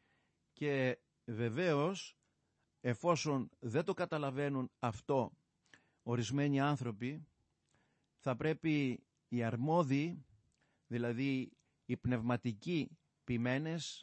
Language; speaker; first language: Greek; native; Greek